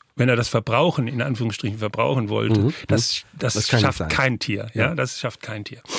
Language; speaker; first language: German; native; German